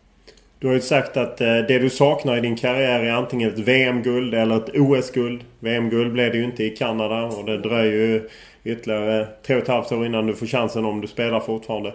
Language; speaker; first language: Swedish; native; Swedish